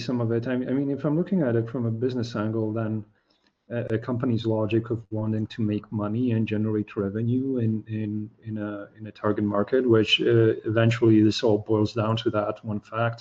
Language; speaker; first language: English; non-native, fluent; Slovak